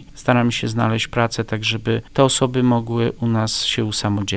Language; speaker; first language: Polish; native; Polish